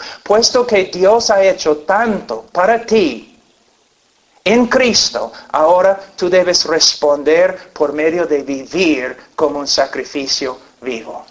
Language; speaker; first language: Spanish; non-native, fluent; English